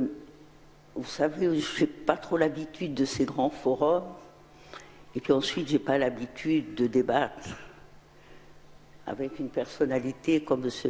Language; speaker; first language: French; non-native, local second language; Arabic